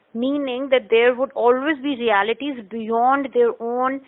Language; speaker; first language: English; non-native, local second language; Urdu